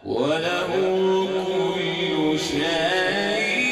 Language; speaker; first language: Arabic; native; Arabic